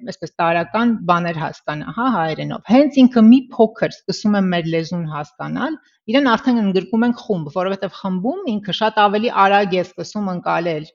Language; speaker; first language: Armenian; early bilingual, heritage; Armenian